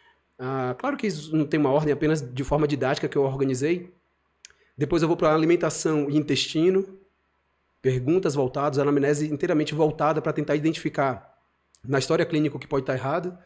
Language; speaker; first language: Portuguese; native; Portuguese